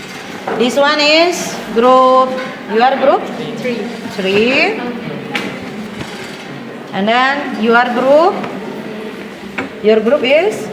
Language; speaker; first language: English; non-native, fluent; Indonesian